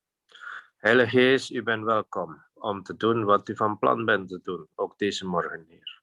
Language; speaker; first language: Dutch; non-native, fluent; Indonesian